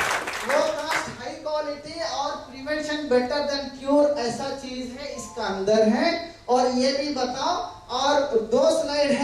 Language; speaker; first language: Hindi; non-native, local second language; Tamil